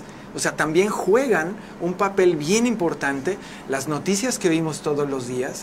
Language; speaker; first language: Spanish; native; Spanish